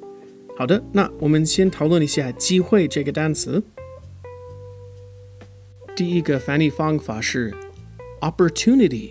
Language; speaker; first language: Chinese; non-native, fluent; English